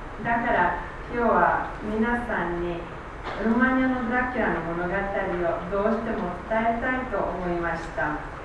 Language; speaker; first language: Japanese; non-native, learner; Romanian